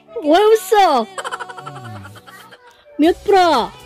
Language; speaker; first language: Korean; non-native, learner; Filipino